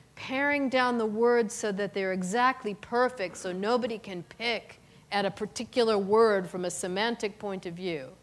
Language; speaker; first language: English; native; English